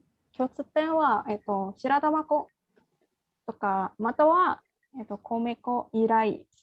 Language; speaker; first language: Japanese; non-native, fluent; Indonesian